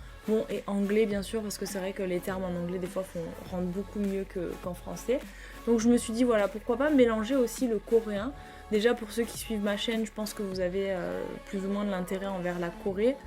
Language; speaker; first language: French; native; French